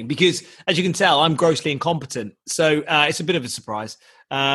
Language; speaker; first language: English; native; English